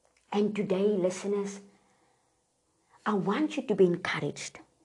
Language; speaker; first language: English; non-native, local second language; Afrikaans